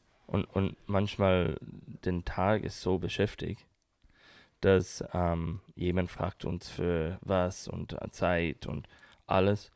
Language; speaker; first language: German; non-native, learner; English